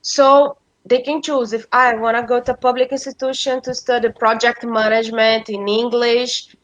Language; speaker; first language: English; non-native, fluent; Portuguese